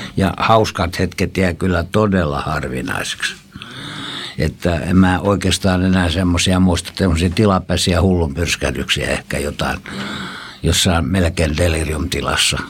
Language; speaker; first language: Finnish; native; Finnish